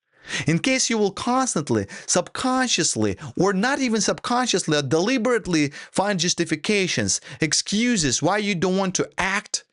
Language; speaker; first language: English; non-native, fluent; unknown